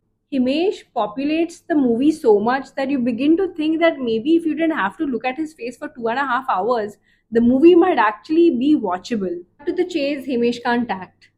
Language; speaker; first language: English; non-native, local second language; Hindi